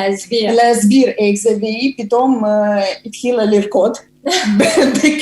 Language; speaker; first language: Hebrew; non-native, fluent; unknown